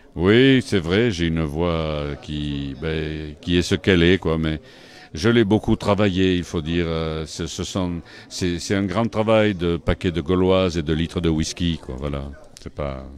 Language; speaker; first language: French; native; French